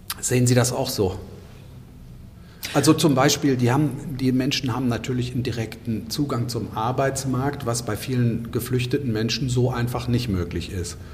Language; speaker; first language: German; native; German